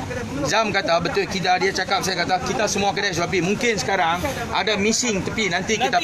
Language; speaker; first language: Malay; native; Malay